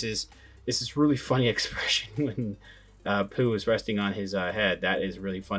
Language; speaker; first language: English; native; English